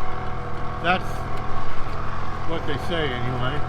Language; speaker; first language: English; native; English